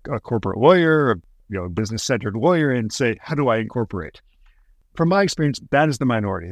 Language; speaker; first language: English; native; English